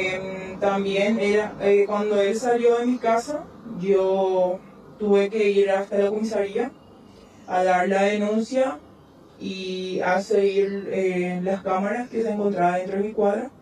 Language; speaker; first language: Spanish; native; Spanish